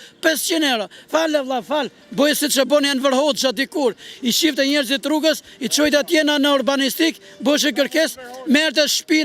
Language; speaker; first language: Albanian; native; Albanian